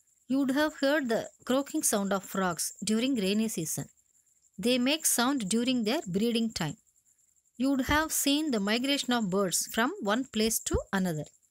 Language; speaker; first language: English; non-native, local second language; Tamil